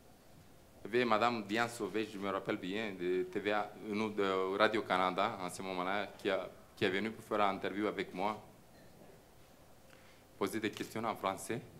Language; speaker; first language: French; non-native, fluent; Romanian